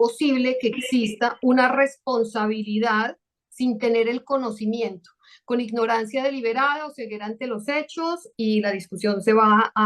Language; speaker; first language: Spanish; native; Spanish